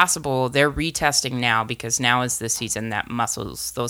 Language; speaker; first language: English; native; English